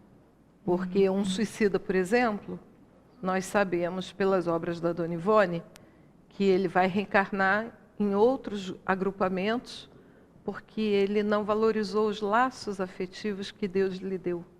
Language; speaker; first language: Portuguese; native; Portuguese